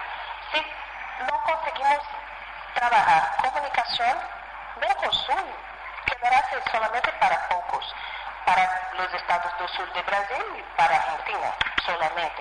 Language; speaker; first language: Spanish; non-native, fluent; Portuguese